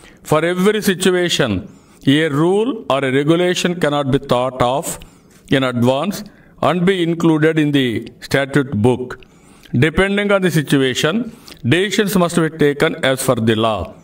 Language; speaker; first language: English; non-native, local second language; Telugu